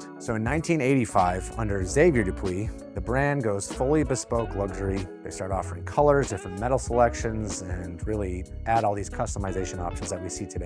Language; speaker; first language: English; native; English